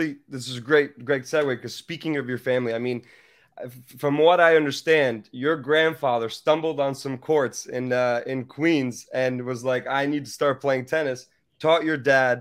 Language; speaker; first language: English; native; English